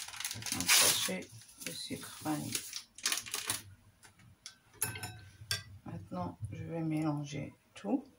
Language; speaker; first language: French; non-native, local second language; Arabic